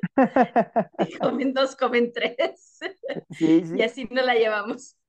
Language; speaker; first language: Spanish; early bilingual, heritage; Spanish